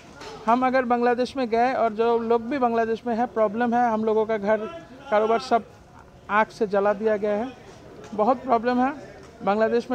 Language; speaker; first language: Hindi; non-native, learner; Bangla